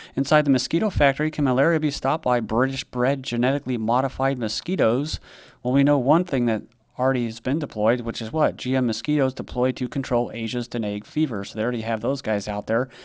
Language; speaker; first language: English; native; English